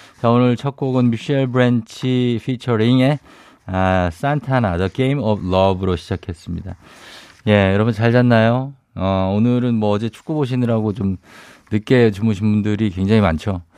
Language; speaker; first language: Korean; native; Korean